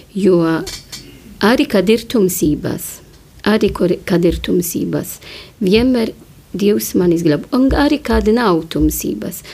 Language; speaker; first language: Latvian; non-native, learner; Maltese